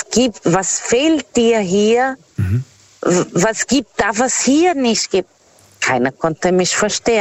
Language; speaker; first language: German; non-native, fluent; Portuguese